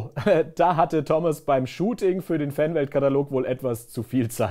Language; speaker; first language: German; native; German